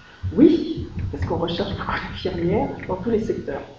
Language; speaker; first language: French; native; French